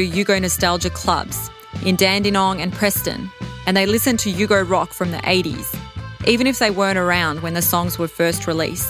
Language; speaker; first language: English; native; English